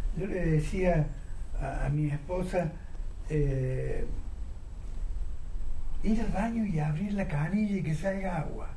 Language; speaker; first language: Spanish; native; Spanish